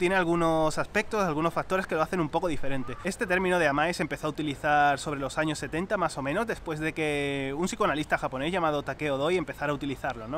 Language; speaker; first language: Spanish; native; Spanish